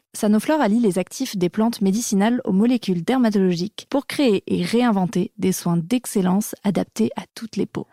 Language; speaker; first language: French; native; French